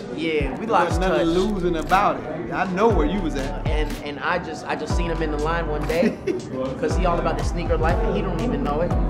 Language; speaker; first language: English; native; English